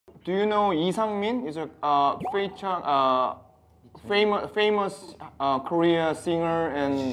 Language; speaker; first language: English; non-native, fluent; Korean